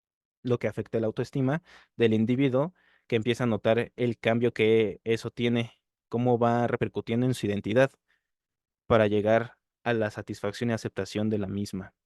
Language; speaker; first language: Spanish; native; Spanish